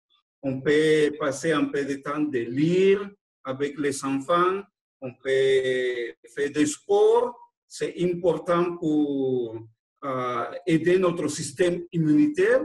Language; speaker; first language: French; non-native, fluent; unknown